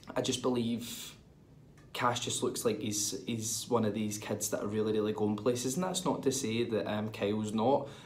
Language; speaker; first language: English; native; English